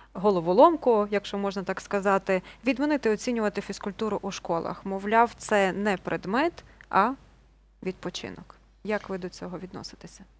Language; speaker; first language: Ukrainian; native; Ukrainian